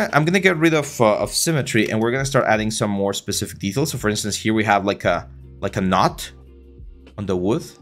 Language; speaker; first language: English; non-native, fluent; Spanish